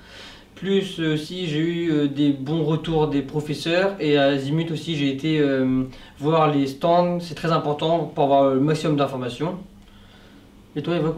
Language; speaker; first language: French; native; French